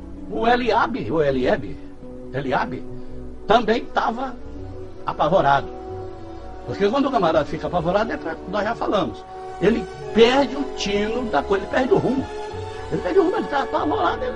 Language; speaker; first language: Portuguese; native; Portuguese